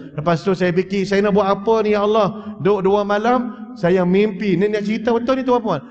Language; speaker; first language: Malay; early bilingual, heritage; Malay